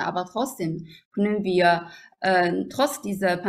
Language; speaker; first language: German; non-native, fluent; Chinese